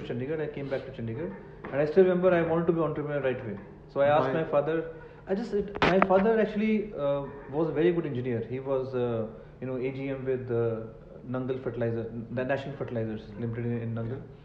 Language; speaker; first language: English; non-native, local second language; Punjabi